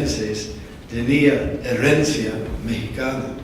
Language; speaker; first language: Spanish; non-native, fluent; English